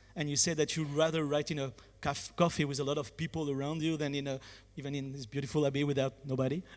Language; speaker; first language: English; non-native, fluent; French